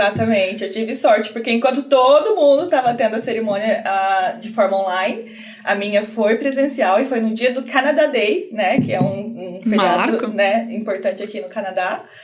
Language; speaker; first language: Portuguese; native; Portuguese